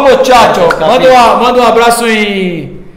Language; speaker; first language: Portuguese; native; Portuguese